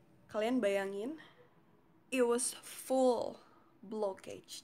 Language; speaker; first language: English; non-native, fluent; Indonesian